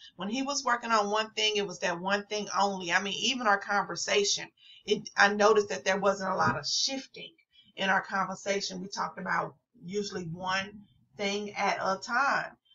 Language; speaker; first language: English; native; English